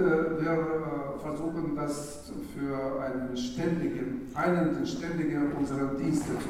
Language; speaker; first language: German; non-native, fluent; Russian